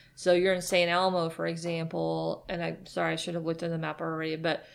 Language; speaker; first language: English; native; English